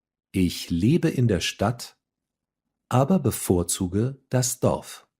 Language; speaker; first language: German; non-native, fluent; English